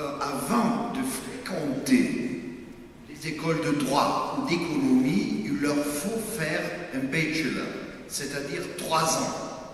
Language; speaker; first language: French; non-native, fluent; German